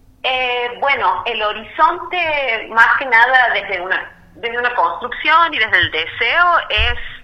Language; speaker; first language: Spanish; native; Spanish